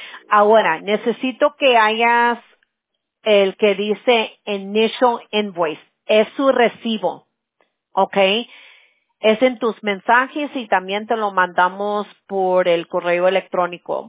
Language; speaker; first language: Spanish; early bilingual, heritage; Spanish